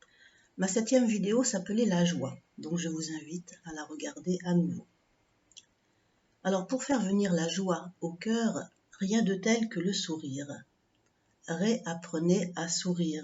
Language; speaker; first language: French; native; French